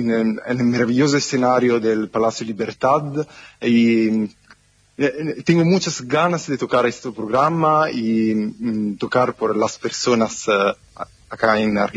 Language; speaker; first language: Spanish; non-native, fluent; Italian